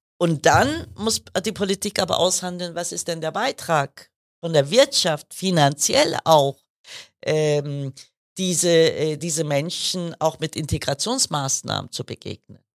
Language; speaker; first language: German; early bilingual, other home language; Kurdish